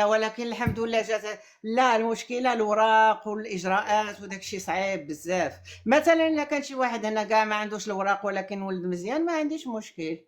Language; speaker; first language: Arabic; native; Arabic